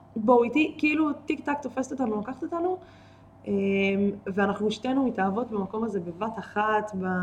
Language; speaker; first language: Hebrew; native; Hebrew